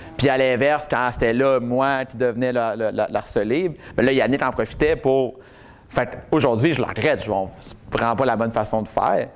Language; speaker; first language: French; native; French